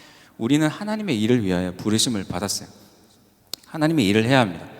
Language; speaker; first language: Korean; native; Korean